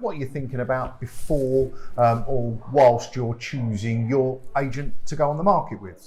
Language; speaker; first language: English; native; English